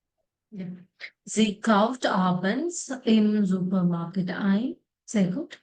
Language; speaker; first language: German; non-native, fluent; Malayalam